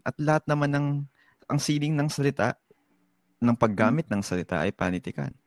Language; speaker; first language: Filipino; native; Filipino